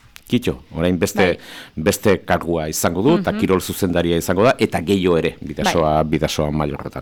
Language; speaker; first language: Basque; native; Basque